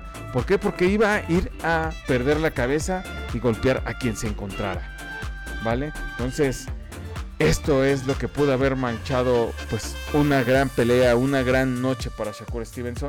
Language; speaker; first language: Spanish; native; Spanish